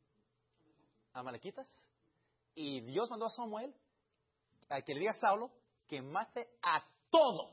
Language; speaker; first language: Spanish; early bilingual, heritage; Spanish